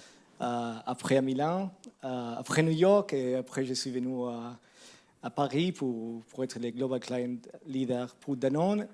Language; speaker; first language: French; non-native, learner; Spanish